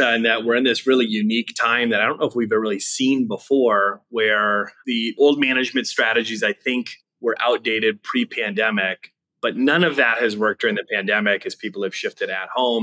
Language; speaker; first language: English; native; English